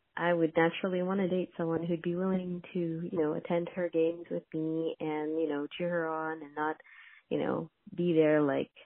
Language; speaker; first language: English; native; English